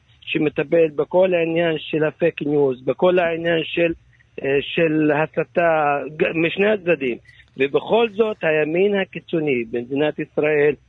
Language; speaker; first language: Hebrew; non-native, local second language; Arabic